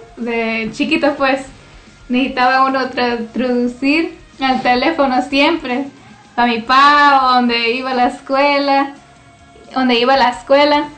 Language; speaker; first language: Spanish; early bilingual, heritage; Spanish